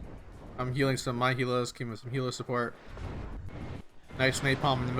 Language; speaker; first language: English; native; English